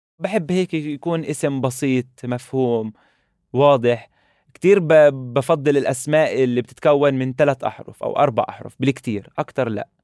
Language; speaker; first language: Arabic; native; Arabic